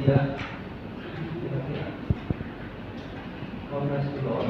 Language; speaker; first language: Indonesian; non-native, local second language; Sundanese